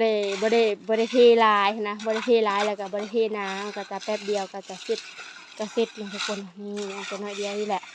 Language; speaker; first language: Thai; non-native, local second language; Northeastern Thai